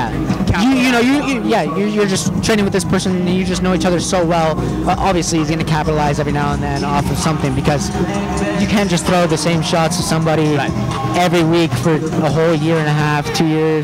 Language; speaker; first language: English; native; English